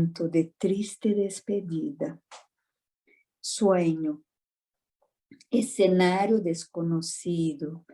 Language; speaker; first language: Spanish; non-native, fluent; Portuguese